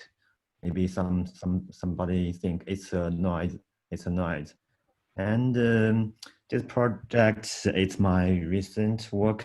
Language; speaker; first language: English; non-native, learner; Chinese